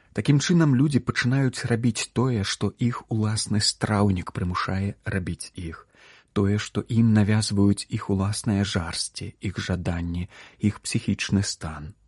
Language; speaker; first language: Belarusian; native; Belarusian